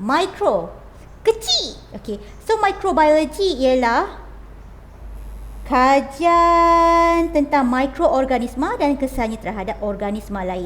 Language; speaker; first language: Malay; native; Malay